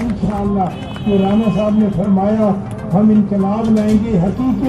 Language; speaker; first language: Urdu; native; Urdu